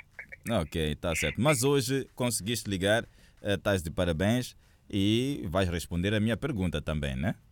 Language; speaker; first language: Portuguese; native; Portuguese